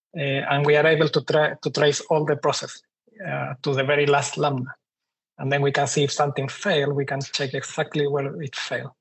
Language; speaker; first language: English; non-native, fluent; Spanish